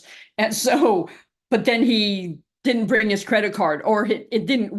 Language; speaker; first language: English; native; English